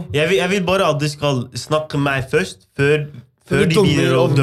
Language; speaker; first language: Norwegian; non-native, fluent; Arabic